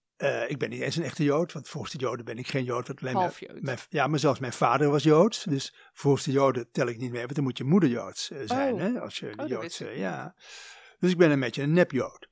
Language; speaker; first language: Dutch; native; Dutch